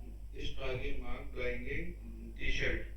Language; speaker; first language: German; non-native, learner; Hindi